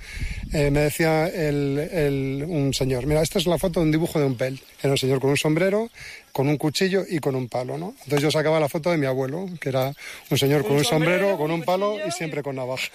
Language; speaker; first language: Spanish; native; Spanish